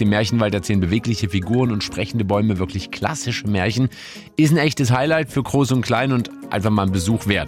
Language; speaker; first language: German; native; German